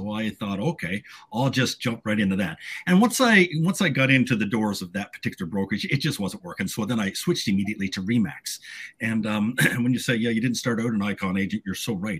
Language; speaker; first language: English; native; English